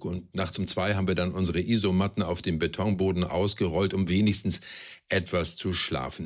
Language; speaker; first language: German; native; German